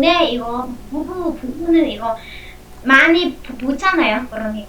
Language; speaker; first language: Korean; non-native, learner; Vietnamese